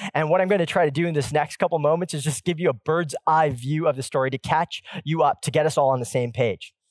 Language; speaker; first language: English; native; English